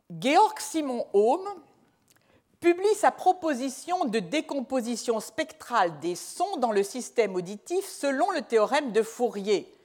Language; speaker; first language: French; native; French